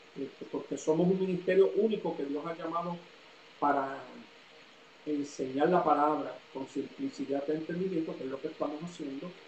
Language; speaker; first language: Spanish; early bilingual, heritage; Spanish